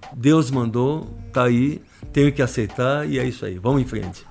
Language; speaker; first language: Portuguese; non-native, fluent; Arabic